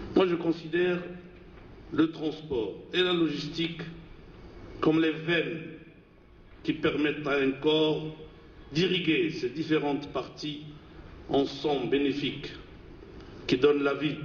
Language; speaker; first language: French; non-native, local second language; Arabic